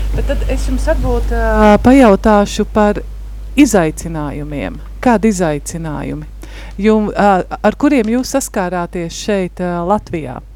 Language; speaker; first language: Latvian; native; Latvian